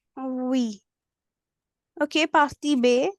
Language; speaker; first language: French; non-native, fluent; Hindi